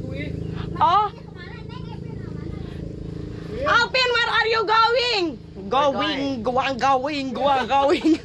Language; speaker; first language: English; non-native, learner; Sundanese